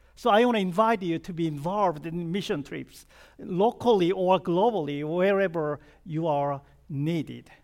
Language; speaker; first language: English; non-native, fluent; Korean